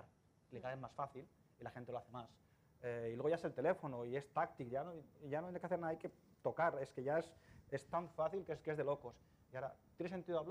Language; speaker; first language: Spanish; native; Spanish